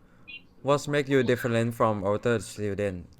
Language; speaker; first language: English; non-native, learner; Thai